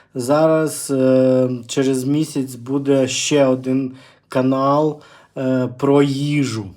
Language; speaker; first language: Ukrainian; non-native, local second language; Russian